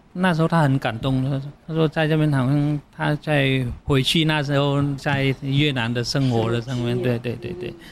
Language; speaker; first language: Chinese; non-native, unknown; Vietnamese